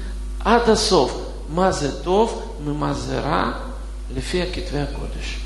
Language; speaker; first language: Hebrew; non-native, fluent; Russian